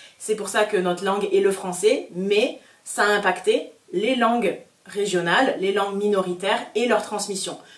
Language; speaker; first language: French; native; French